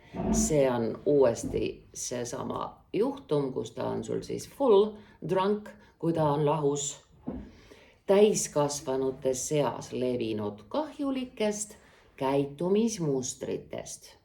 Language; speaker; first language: Estonian; native; Estonian